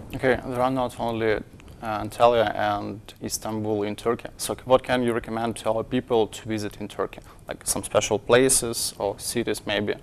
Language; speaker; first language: English; non-native, fluent; Ukrainian